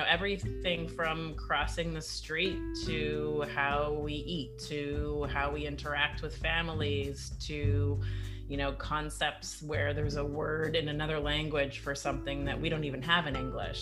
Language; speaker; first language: English; native; English